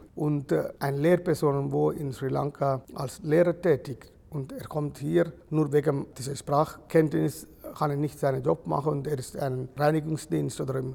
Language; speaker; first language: German; non-native, fluent; Sinhala